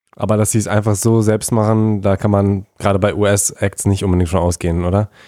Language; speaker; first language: German; native; German